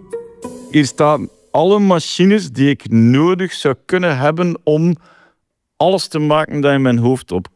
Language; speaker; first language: Dutch; native; Dutch